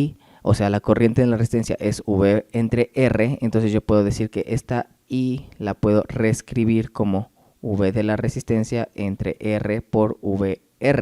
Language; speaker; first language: Spanish; native; Spanish